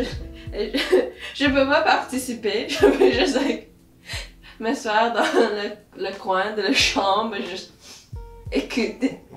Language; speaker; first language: French; non-native, learner; English